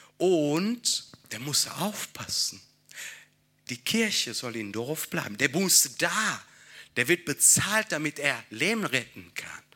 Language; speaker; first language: German; non-native, fluent; Italian